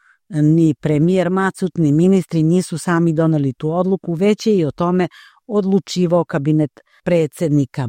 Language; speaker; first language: Croatian; native; Croatian